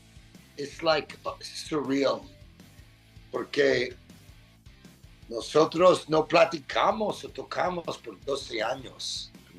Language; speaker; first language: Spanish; non-native, learner; English